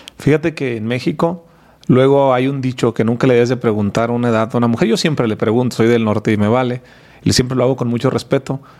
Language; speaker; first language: Spanish; native; Spanish